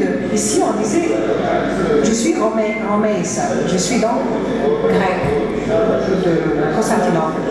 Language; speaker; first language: French; early bilingual, heritage; Greek